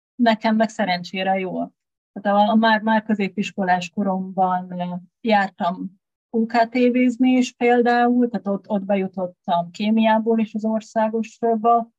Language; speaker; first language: Hungarian; native; Hungarian